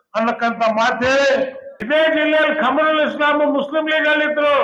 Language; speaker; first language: Kannada; non-native, local second language; Urdu